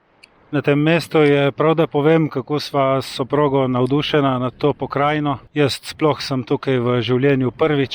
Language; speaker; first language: Slovenian; native; Slovenian